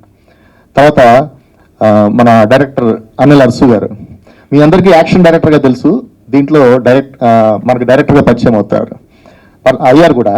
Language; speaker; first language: Telugu; native; Telugu